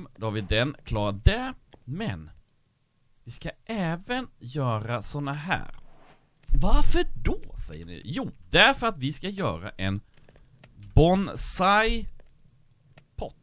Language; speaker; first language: Swedish; native; Swedish